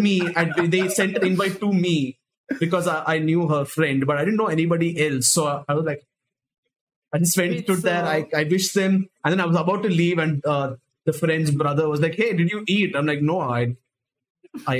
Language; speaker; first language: English; non-native, local second language; Tamil